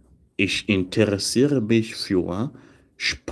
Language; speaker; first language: German; non-native, fluent; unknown